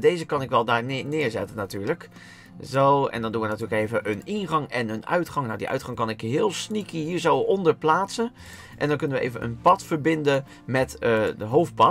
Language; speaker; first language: Dutch; native; Dutch